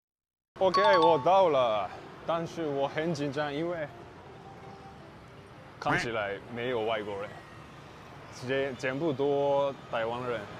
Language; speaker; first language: Chinese; non-native, learner; Japanese